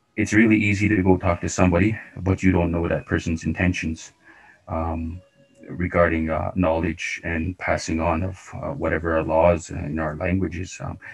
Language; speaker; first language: English; non-native, fluent; Cree